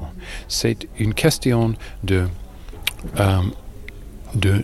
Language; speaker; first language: French; non-native, fluent; English